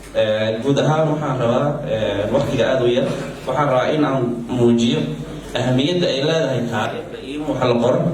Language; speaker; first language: Somali; native; Somali